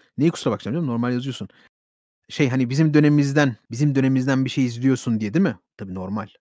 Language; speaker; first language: Turkish; early bilingual, heritage; Turkish